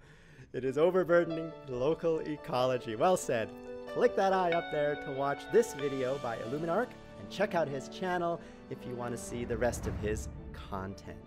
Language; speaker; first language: English; native; English